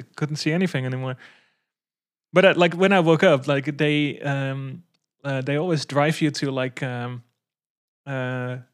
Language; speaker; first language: English; non-native, fluent; Dutch